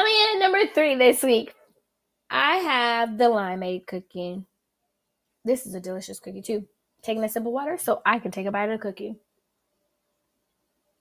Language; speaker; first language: English; native; English